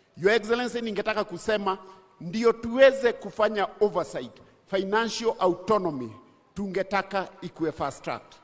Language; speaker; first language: Swahili; non-native, local second language; Kikuyu